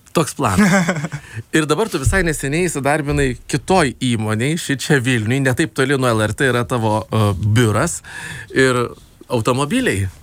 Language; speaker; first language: Lithuanian; native; Lithuanian